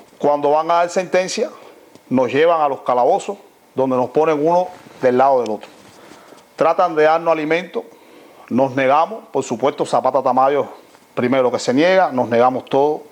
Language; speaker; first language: Spanish; native; Spanish